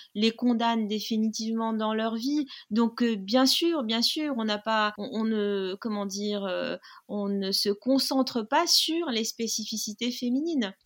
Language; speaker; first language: French; non-native, local second language; Arabic